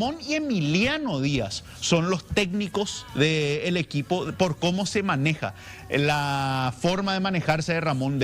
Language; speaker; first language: Spanish; native; Spanish